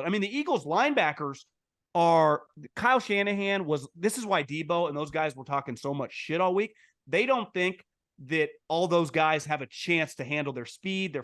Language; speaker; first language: English; native; English